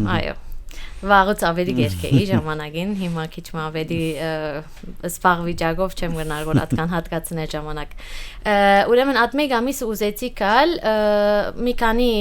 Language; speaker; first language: Armenian; early bilingual, heritage; Armenian